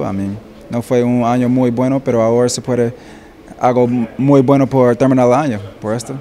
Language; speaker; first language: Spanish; non-native, learner; English